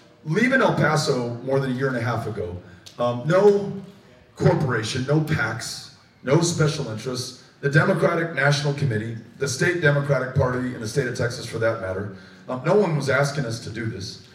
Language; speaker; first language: English; native; English